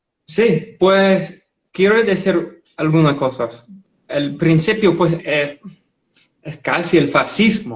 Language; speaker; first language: Spanish; non-native, fluent; English